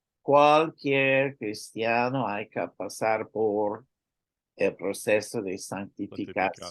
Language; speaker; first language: Spanish; non-native, learner; English